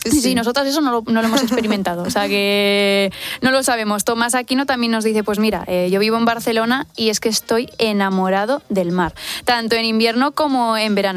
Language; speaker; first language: Spanish; native; Spanish